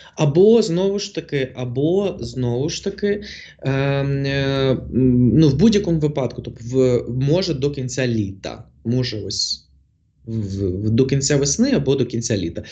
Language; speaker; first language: Ukrainian; non-native, local second language; Russian